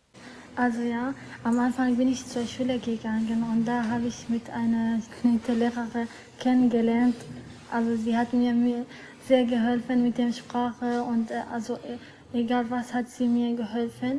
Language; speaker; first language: German; non-native, learner; Arabic